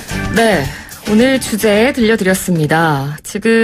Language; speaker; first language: Korean; native; Korean